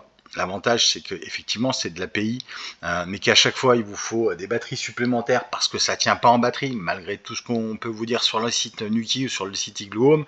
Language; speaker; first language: French; native; French